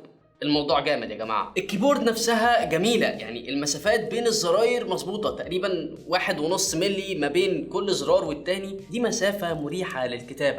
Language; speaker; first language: Arabic; native; Arabic